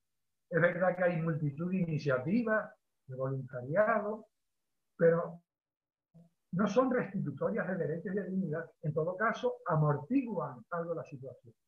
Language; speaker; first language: Spanish; native; Spanish